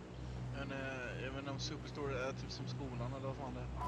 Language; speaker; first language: Swedish; native; Swedish